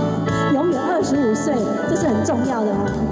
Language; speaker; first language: Chinese; native; Chinese